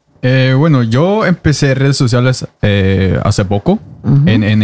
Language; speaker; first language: Spanish; non-native, fluent; Norwegian